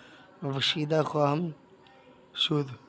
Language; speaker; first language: Persian; non-native, fluent; Urdu